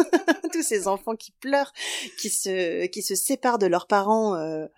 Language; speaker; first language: French; native; French